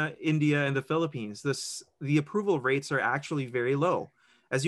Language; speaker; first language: English; non-native, local second language; Filipino